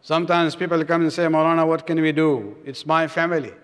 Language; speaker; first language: English; non-native, local second language; Urdu